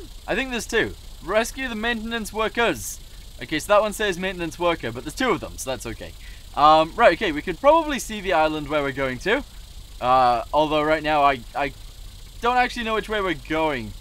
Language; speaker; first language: English; native; English